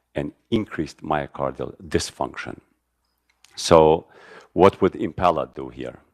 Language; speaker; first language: English; non-native, fluent; Albanian